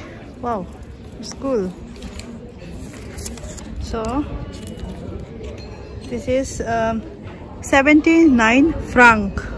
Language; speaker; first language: English; non-native, local second language; Bangla